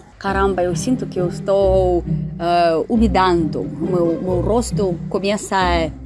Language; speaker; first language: Portuguese; non-native, fluent; Russian